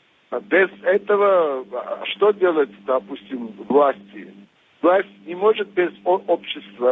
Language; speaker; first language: Russian; non-native, fluent; Armenian